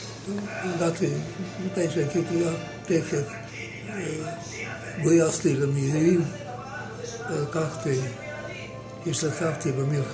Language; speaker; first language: Hebrew; non-native, fluent; Romanian